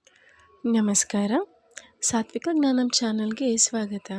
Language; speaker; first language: Kannada; native; Kannada